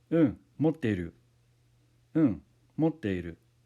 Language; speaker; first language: Japanese; non-native, fluent; English